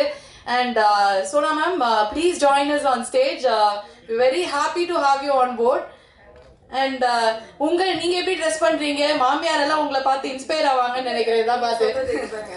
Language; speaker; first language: Tamil; native; Tamil